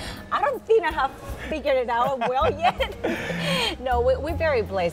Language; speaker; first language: English; non-native, fluent; Spanish